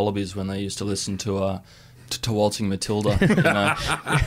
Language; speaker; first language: English; native; English